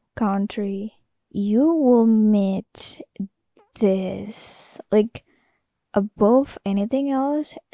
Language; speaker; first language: English; non-native, fluent; Indonesian